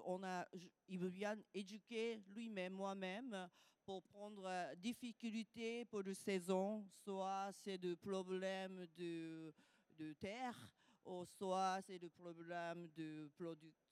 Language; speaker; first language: French; non-native, learner; Japanese